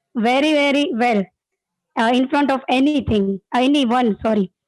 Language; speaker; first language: English; non-native, learner; Gujarati